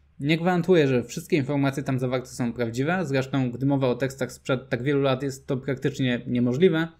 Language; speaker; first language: Polish; native; Polish